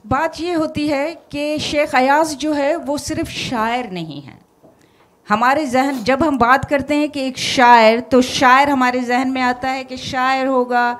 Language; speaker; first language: Urdu; non-native, local second language; Sindhi